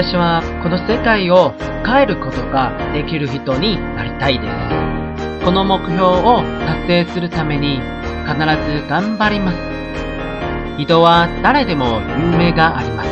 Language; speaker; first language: Japanese; non-native, learner; Chinese